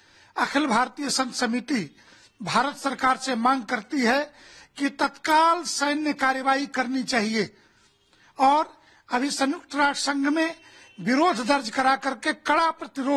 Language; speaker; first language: Hindi; native; Hindi